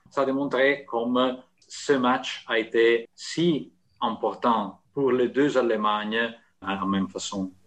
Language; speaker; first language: French; non-native, fluent; Italian